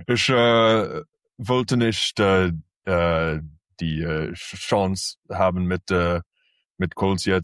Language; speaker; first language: German; early bilingual, heritage; English